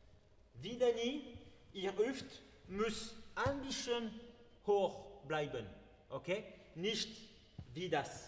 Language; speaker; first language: German; non-native, learner; French